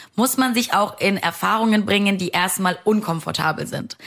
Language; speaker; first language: German; early bilingual, other home language; Romanian